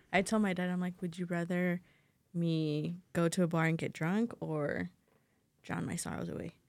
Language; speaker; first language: English; native; English